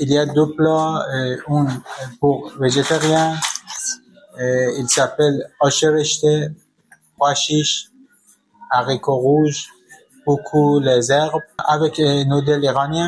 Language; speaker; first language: French; non-native, learner; Persian